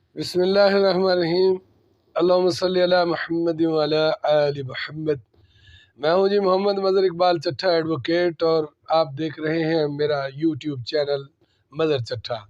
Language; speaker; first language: Urdu; non-native, local second language; Punjabi